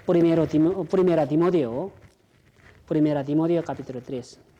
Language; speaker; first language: Spanish; non-native, fluent; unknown